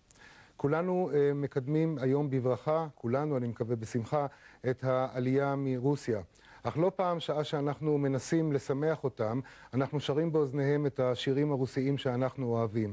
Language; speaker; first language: Hebrew; native; Hebrew